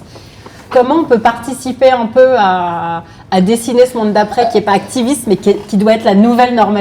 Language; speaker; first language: French; native; French